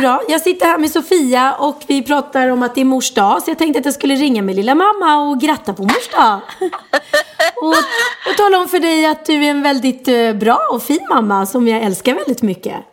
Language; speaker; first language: Swedish; native; Swedish